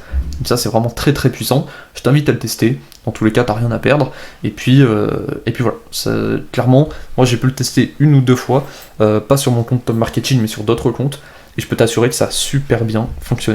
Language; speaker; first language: French; native; French